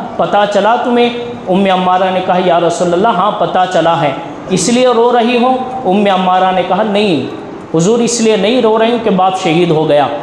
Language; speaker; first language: Urdu; native; Urdu